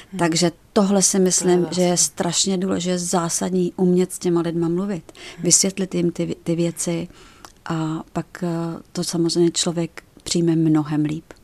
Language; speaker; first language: Czech; native; Czech